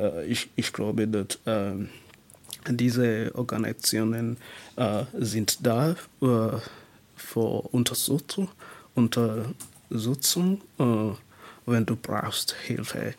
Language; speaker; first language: German; non-native, learner; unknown